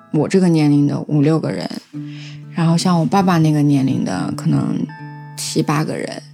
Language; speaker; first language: Chinese; native; Chinese